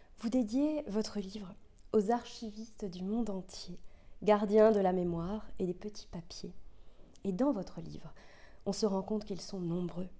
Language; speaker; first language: French; native; French